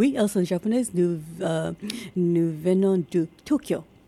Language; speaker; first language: French; non-native, learner; Japanese